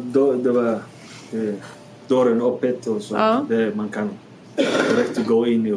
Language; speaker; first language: Swedish; non-native, learner; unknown